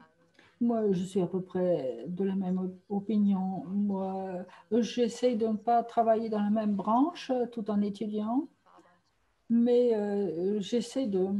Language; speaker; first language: French; non-native, fluent; German